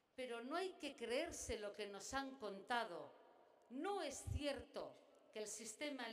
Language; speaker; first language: Spanish; non-native, local second language; Basque